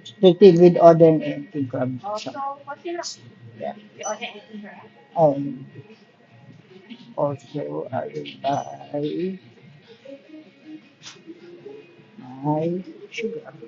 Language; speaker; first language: English; non-native, local second language; Filipino